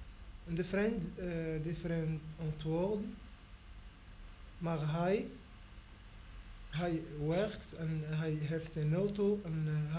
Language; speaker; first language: Dutch; non-native, learner; Arabic